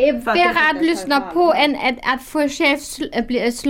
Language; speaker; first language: Swedish; non-native, fluent; German